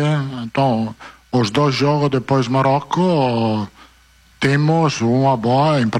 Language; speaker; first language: Portuguese; non-native, fluent; Italian